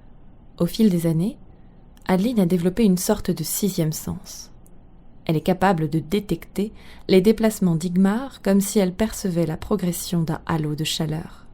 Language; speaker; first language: French; native; French